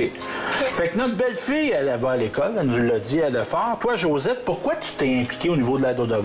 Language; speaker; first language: French; native; French